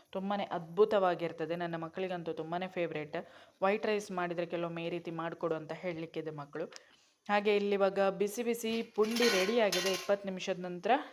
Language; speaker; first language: Kannada; non-native, local second language; Konkani